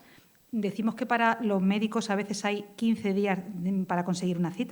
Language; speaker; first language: Spanish; native; Spanish